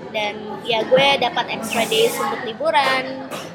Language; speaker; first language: Indonesian; early bilingual, heritage; Indonesian